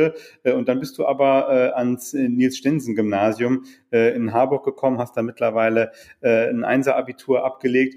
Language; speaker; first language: German; native; German